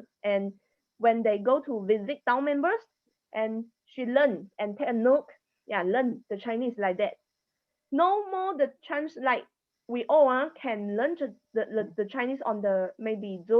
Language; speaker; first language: English; non-native, learner; Chinese